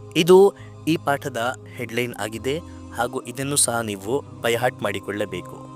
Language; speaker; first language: Kannada; non-native, local second language; Urdu